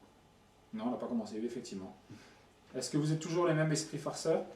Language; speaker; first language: French; native; French